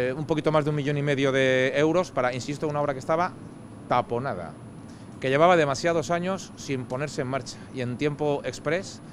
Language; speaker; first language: Spanish; native; Spanish